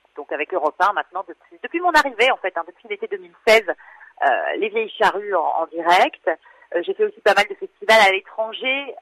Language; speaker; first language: French; native; French